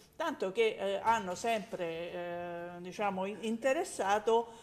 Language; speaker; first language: Italian; native; Italian